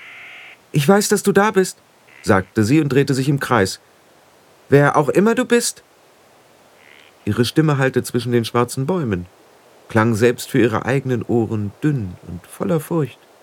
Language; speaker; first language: German; native; German